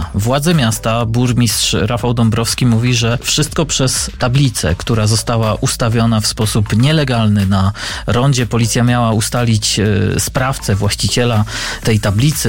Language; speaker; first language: Polish; native; Polish